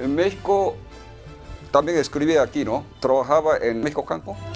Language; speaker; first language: Spanish; non-native, fluent; Japanese